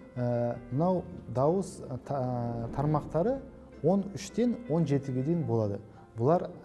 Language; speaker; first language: Kazakh; non-native, local second language; Uzbek